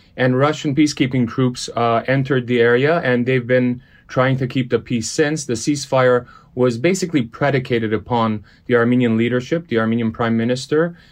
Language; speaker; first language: English; early bilingual, other home language; Armenian